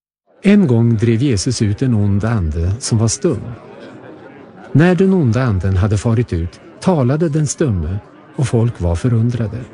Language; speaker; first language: Swedish; native; Swedish